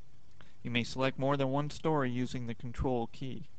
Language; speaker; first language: English; native; English